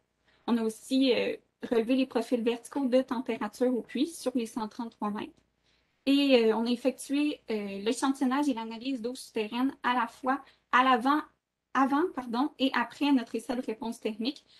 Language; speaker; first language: French; native; French